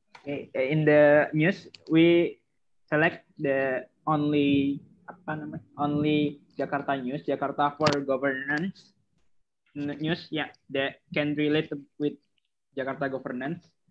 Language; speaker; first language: English; non-native, learner; Indonesian